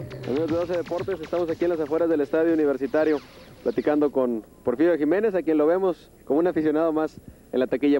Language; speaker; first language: Spanish; native; Spanish